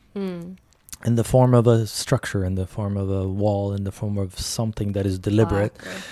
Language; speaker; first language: English; early bilingual, other home language; Arabic